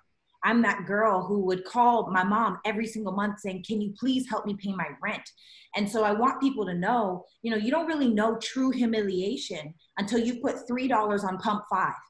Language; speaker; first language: English; native; English